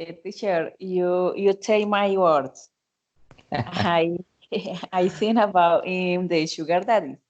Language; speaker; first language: English; non-native, learner; Spanish